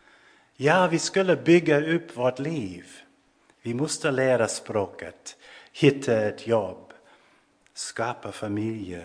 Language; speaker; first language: Swedish; non-native, fluent; English